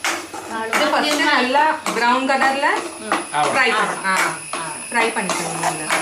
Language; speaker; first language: Malayalam; non-native, learner; Tamil